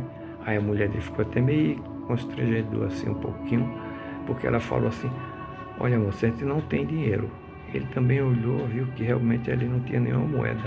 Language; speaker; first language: Portuguese; native; Portuguese